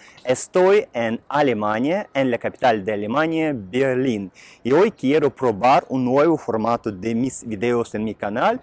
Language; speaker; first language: Spanish; non-native, fluent; Russian